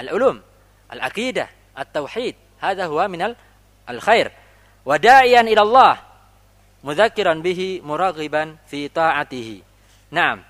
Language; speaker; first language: Arabic; non-native, fluent; Indonesian